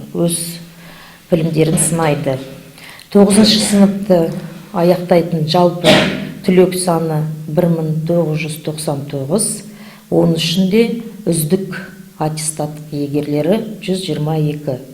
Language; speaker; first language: Kazakh; native; Kazakh